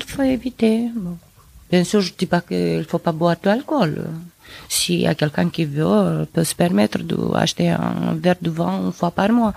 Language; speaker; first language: French; non-native, fluent; Romanian